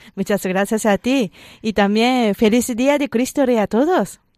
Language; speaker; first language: Spanish; non-native, fluent; Japanese